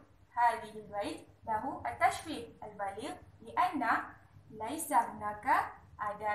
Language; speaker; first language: Arabic; non-native, learner; Malay